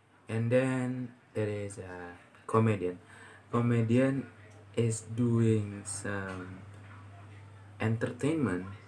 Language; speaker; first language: English; non-native, learner; Indonesian